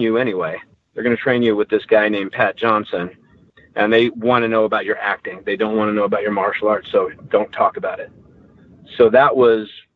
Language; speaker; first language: English; native; English